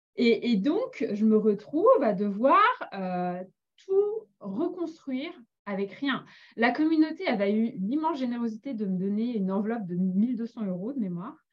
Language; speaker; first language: French; native; French